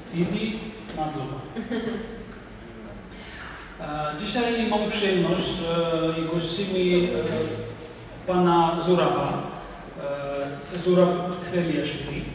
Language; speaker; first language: Polish; non-native, fluent; Georgian